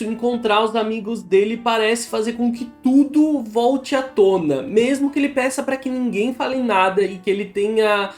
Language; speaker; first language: Portuguese; native; Portuguese